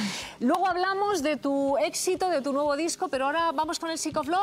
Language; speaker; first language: Spanish; native; Spanish